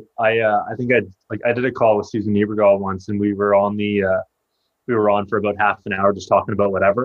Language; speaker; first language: English; native; English